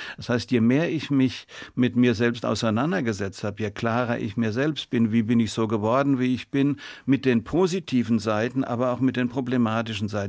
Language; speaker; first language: German; native; German